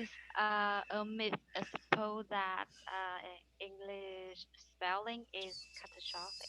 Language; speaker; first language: English; non-native, learner; Vietnamese